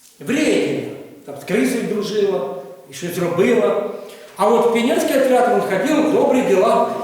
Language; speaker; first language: Ukrainian; non-native, local second language; Russian